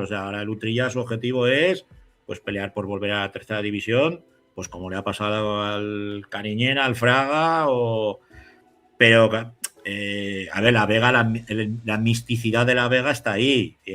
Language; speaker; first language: Spanish; native; Spanish